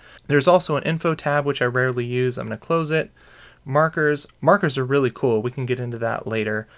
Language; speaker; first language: English; native; English